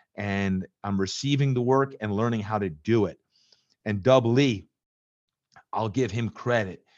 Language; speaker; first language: English; native; English